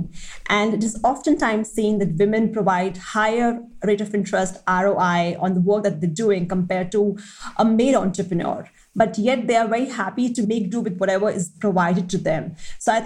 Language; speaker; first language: English; non-native, local second language; Hindi